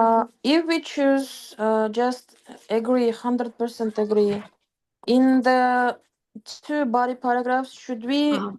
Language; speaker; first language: English; non-native, fluent; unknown